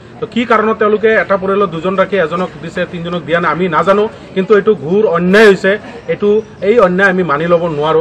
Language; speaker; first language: Assamese; non-native, local second language; Bangla